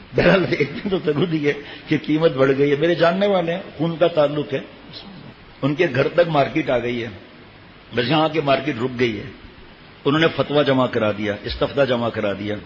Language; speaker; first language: Urdu; native; Urdu